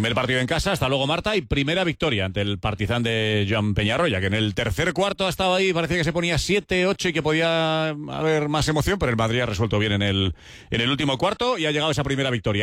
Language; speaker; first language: Spanish; native; Spanish